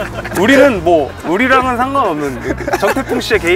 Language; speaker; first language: Korean; native; Korean